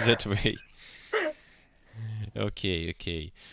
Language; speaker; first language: English; non-native, learner; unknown